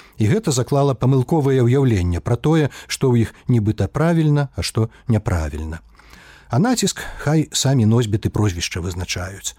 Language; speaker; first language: Belarusian; native; Belarusian